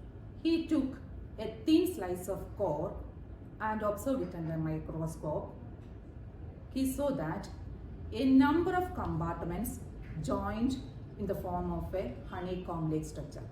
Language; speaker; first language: English; non-native, local second language; Malayalam